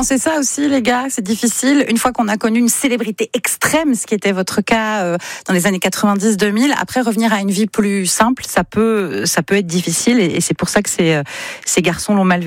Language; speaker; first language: French; native; French